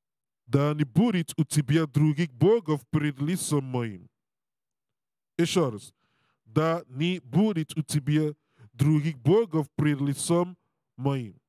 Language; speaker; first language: Russian; non-native, learner; Portuguese